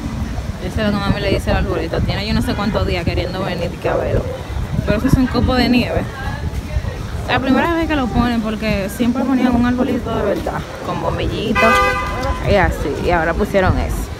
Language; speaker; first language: Spanish; native; Spanish